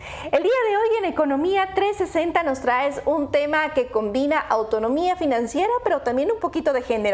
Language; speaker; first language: Spanish; native; Spanish